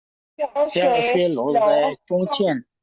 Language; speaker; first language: Chinese; non-native, learner; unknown